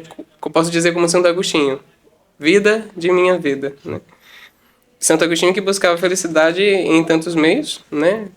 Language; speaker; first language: Portuguese; native; Portuguese